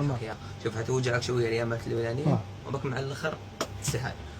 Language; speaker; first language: Arabic; native; Arabic